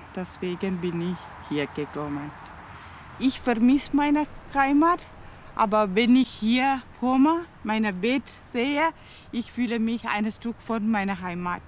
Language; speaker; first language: German; non-native, learner; Tamil